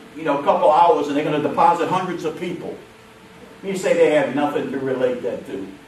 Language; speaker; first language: English; native; English